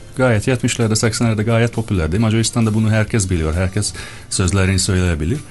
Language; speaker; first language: Turkish; non-native, fluent; Hungarian